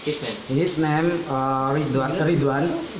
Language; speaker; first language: English; non-native, learner; Indonesian